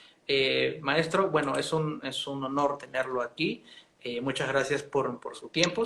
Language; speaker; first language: Spanish; native; Spanish